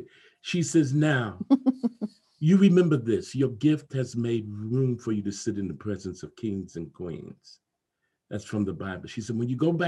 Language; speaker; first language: English; native; English